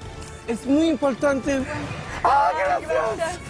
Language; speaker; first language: Spanish; non-native, learner; French